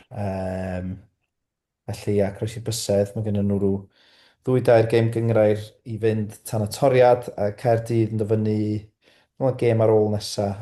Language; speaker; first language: Welsh; native; Welsh